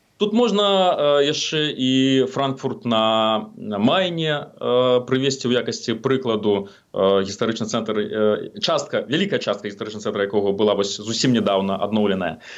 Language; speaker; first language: Belarusian; native; Belarusian